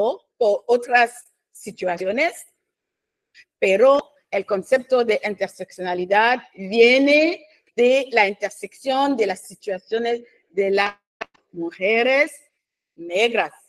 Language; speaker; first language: Spanish; non-native, fluent; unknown